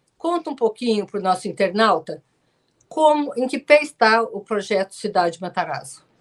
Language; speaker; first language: Portuguese; native; Portuguese